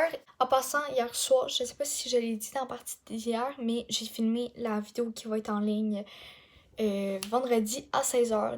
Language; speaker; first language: French; native; French